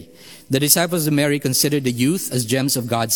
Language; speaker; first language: English; non-native, local second language; Filipino